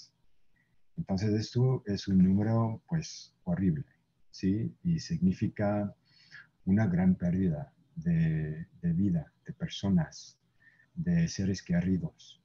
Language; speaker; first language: Spanish; non-native, fluent; English